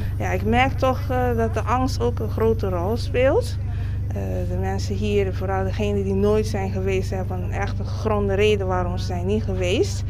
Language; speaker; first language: Dutch; non-native, local second language; Papiamento